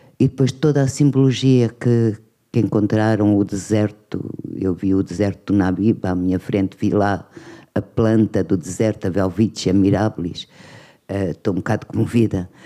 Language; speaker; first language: Portuguese; native; Portuguese